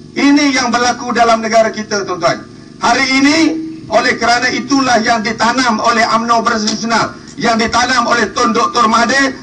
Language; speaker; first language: Malay; native; Malay